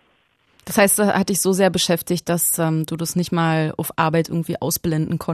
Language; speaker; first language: German; native; German